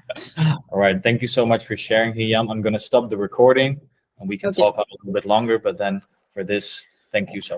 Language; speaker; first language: English; non-native, fluent; Dutch